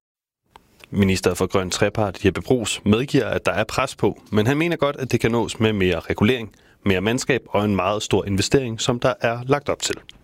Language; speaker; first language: Danish; native; Danish